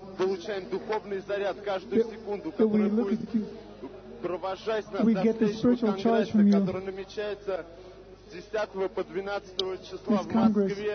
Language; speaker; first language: Russian; native; Russian